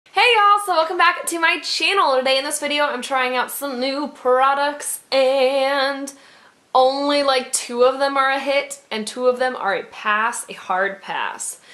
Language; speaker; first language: English; native; English